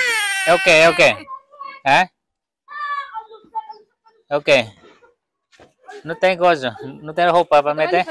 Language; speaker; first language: Portuguese; non-native, learner; Vietnamese